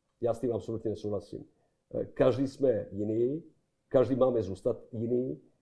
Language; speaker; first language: Czech; non-native, fluent; Serbian